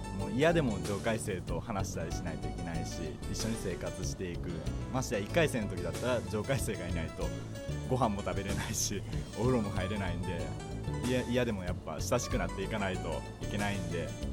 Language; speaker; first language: Japanese; native; Japanese